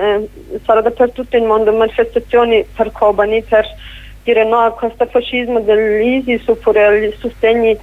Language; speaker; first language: Italian; non-native, fluent; Kurdish